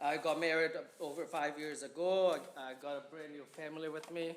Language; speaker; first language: English; non-native, fluent; Portuguese